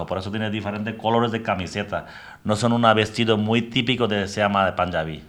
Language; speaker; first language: Spanish; non-native, learner; Bangla